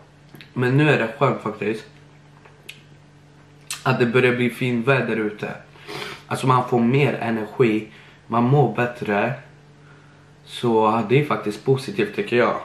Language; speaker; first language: Swedish; early bilingual, other home language; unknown